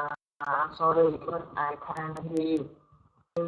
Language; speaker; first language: English; non-native, learner; Vietnamese